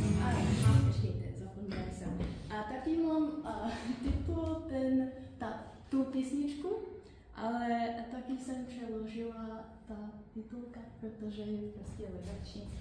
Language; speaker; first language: Czech; non-native, learner; English